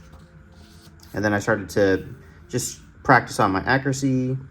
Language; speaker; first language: English; native; English